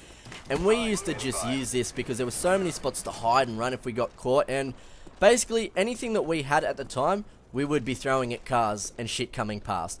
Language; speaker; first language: English; native; English